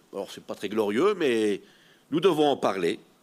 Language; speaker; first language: French; native; French